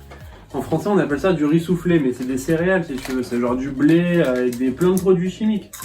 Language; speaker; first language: French; native; French